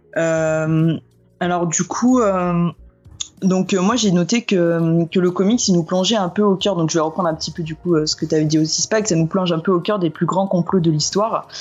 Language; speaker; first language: French; native; French